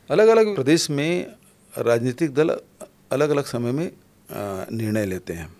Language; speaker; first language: Hindi; native; Hindi